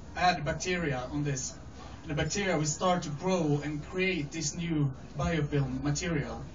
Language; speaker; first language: English; non-native, fluent; Swedish